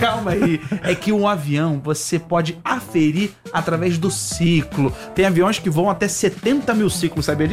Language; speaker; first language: Portuguese; native; Portuguese